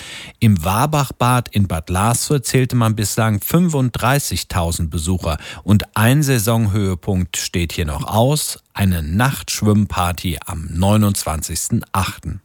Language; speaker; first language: German; native; German